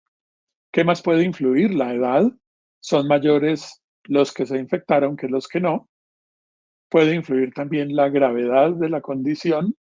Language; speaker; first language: Spanish; native; Spanish